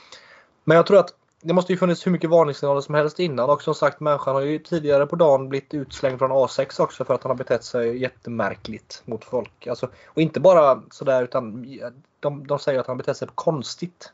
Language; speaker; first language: Swedish; native; Swedish